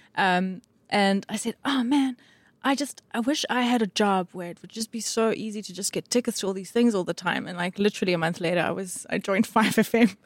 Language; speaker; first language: English; native; English